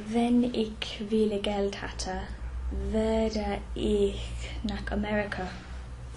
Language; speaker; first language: German; non-native, fluent; English